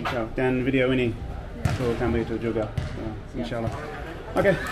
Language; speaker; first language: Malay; non-native, learner; English